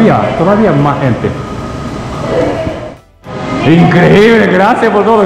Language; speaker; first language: Spanish; non-native, learner; Japanese